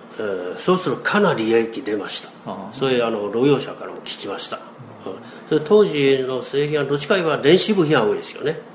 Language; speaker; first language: Japanese; non-native, fluent; Chinese